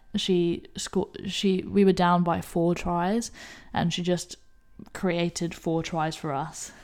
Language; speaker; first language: English; native; English